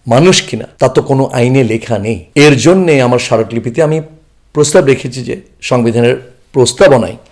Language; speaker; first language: Bangla; non-native, local second language; Chakma